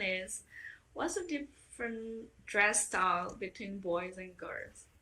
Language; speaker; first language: English; non-native, fluent; Vietnamese